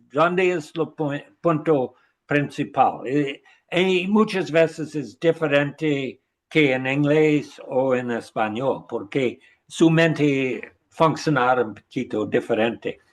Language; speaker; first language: Spanish; non-native, learner; English